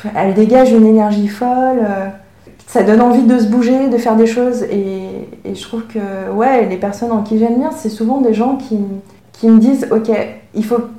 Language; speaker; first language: French; early bilingual, other home language; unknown